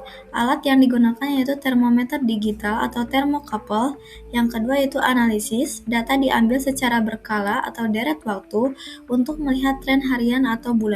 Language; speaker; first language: Indonesian; native; Indonesian